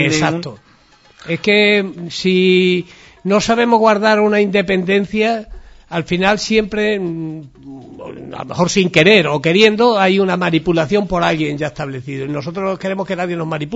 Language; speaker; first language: Spanish; native; Spanish